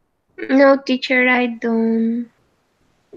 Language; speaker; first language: English; non-native, learner; Spanish